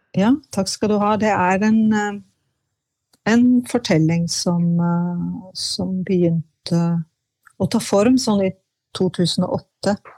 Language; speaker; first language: Norwegian; native; Norwegian